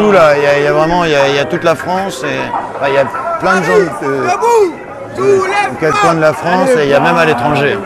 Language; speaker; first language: French; native; French